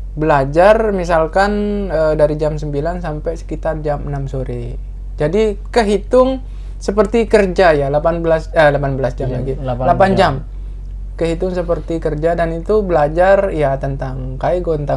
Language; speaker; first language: Indonesian; non-native, local second language; Madurese